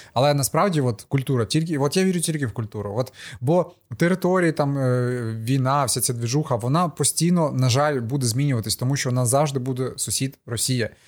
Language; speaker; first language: Ukrainian; non-native, local second language; Russian